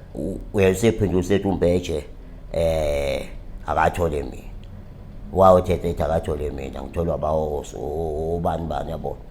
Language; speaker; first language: Zulu; native; Zulu